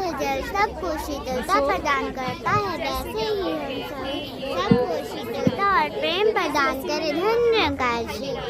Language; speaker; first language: Hindi; native; Hindi